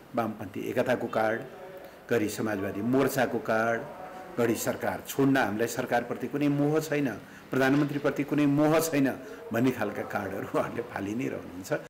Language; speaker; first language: Nepali; native; Nepali